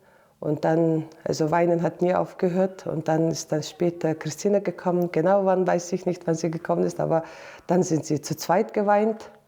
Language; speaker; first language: German; non-native, fluent; Mongolian